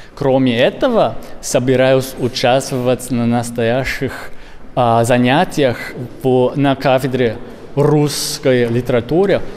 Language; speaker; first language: Russian; non-native, learner; English